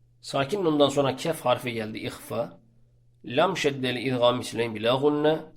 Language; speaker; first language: Turkish; native; Turkish